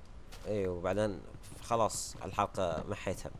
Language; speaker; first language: Arabic; native; Arabic